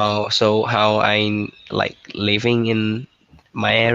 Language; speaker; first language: English; non-native, learner; Thai